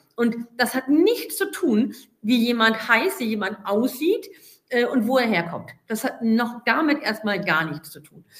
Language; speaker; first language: German; native; German